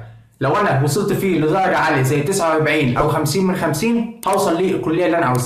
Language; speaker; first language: Arabic; native; Arabic